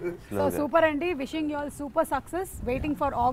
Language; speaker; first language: Telugu; native; Telugu